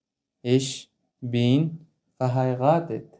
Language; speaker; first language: German; non-native, fluent; Pashto